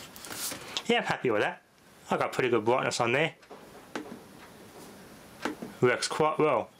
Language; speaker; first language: English; native; English